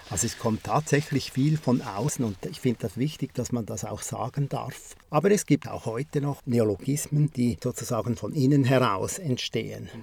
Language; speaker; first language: German; native; German